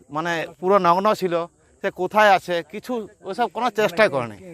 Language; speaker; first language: Bangla; native; Bangla